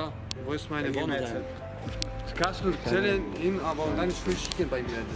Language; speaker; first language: German; non-native, learner; Albanian